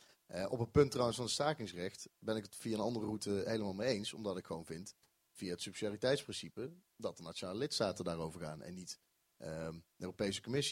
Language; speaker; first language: Dutch; native; Dutch